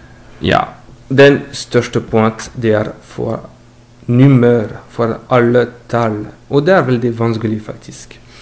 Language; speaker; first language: Norwegian; non-native, fluent; French